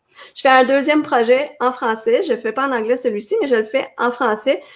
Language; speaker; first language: French; native; French